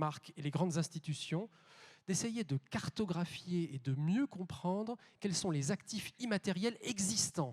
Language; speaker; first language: French; native; French